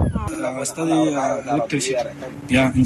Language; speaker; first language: English; non-native, learner; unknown